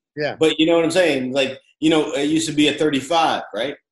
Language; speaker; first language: English; early bilingual, other home language; Filipino